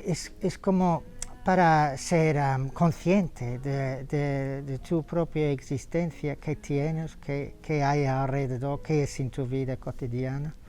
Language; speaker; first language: Spanish; non-native, fluent; English